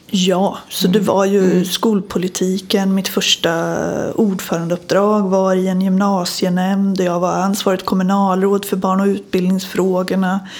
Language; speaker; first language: Swedish; native; Swedish